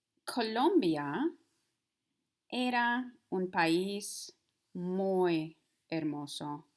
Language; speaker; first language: Spanish; non-native, fluent; English